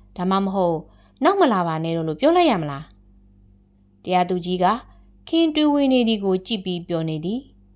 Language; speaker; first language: Burmese; native; Burmese